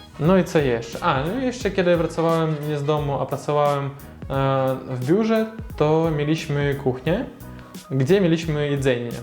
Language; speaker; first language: Polish; non-native, learner; Russian